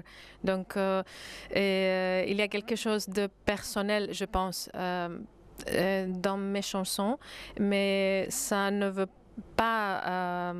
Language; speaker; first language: French; non-native, fluent; Greek